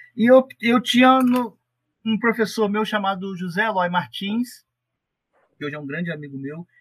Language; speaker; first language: Portuguese; native; Portuguese